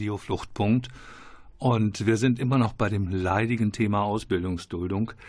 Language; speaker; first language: German; native; German